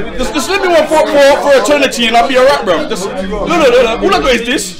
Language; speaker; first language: English; native; English